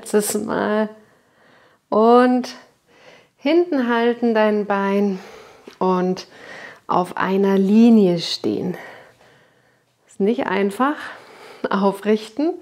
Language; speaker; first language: German; native; German